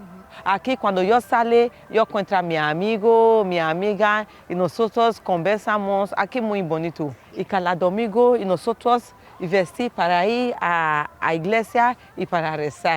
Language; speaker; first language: Spanish; non-native, learner; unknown